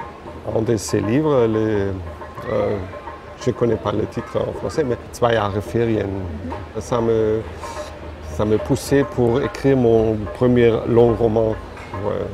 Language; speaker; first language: French; non-native, fluent; German